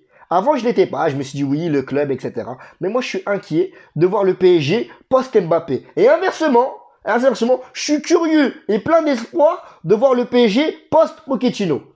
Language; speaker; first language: French; native; French